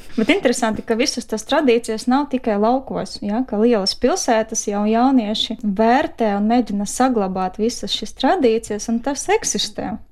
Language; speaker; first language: Latvian; non-native, fluent; Ukrainian